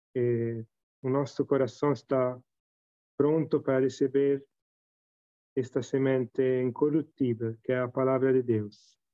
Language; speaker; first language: Portuguese; non-native, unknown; Italian